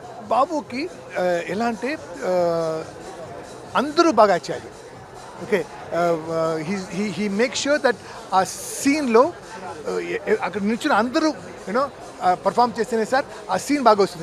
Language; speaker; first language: Telugu; non-native, fluent; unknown